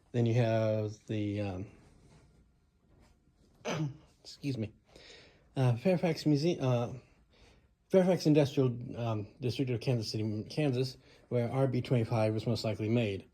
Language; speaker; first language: English; native; English